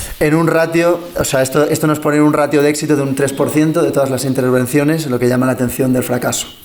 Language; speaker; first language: Spanish; early bilingual, other home language; English